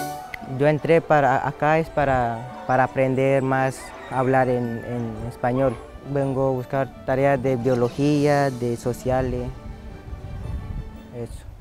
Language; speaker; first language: Spanish; non-native, local second language; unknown